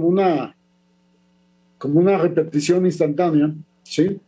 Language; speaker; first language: Spanish; native; Spanish